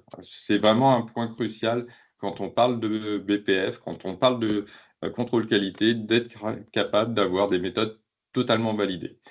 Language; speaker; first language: French; native; French